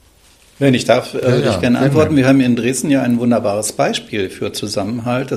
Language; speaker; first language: German; native; German